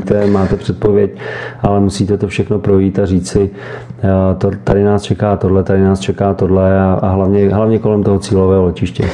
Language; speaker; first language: Czech; native; Czech